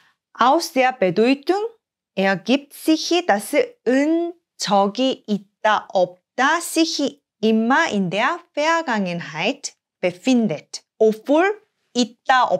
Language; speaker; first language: German; non-native, fluent; Korean